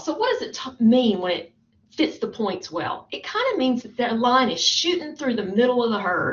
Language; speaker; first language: English; native; English